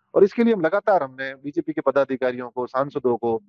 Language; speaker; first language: Hindi; native; Hindi